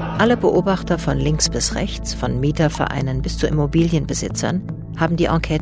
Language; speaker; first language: German; native; German